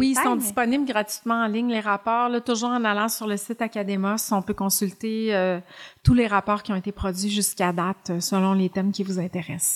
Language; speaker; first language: French; native; French